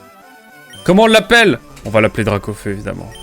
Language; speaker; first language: French; native; French